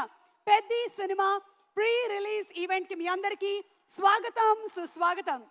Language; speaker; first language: Telugu; native; Telugu